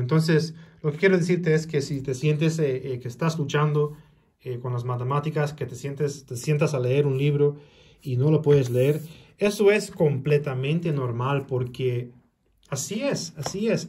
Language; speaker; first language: Spanish; early bilingual, heritage; Spanish